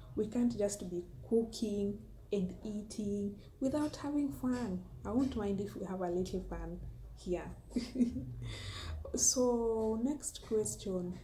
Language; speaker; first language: English; non-native, local second language; Luo (Kenya and Tanzania)